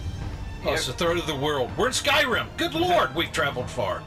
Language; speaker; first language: English; native; English